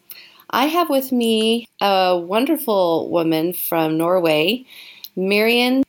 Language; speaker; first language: English; native; English